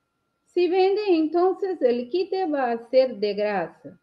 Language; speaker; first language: Portuguese; non-native, learner; Spanish